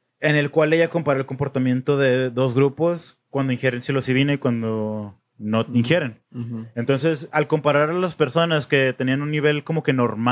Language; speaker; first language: Spanish; native; Spanish